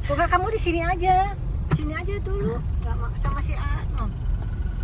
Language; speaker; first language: Indonesian; native; Indonesian